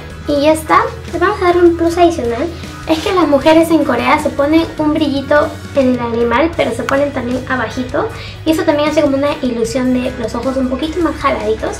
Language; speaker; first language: Spanish; native; Spanish